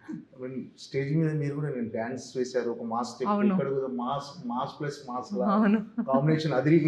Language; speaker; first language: Telugu; native; Telugu